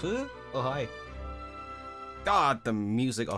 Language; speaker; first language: English; native; English